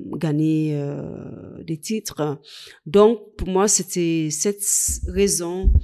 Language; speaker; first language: French; non-native, fluent; English